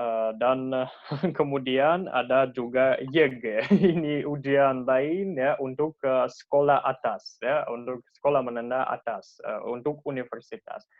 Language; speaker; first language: Indonesian; non-native, fluent; Russian